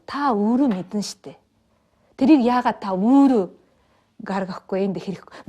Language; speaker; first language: Mongolian; non-native, fluent; Japanese